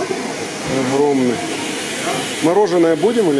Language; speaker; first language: Russian; native; Russian